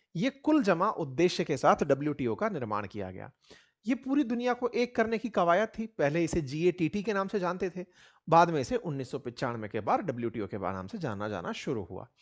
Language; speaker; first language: Hindi; native; Hindi